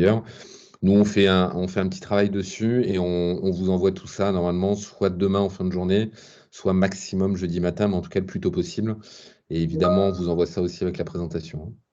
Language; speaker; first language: French; native; French